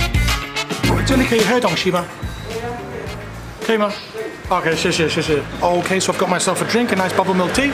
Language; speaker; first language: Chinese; non-native, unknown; English